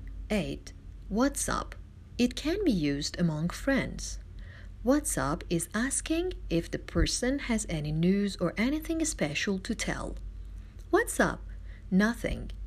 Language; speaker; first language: English; non-native, fluent; Persian